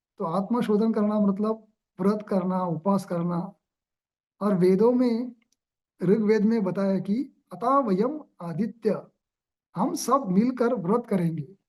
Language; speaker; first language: Hindi; non-native, local second language; Marathi